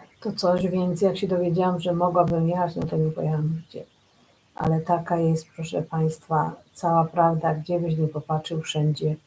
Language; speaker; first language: Polish; native; Polish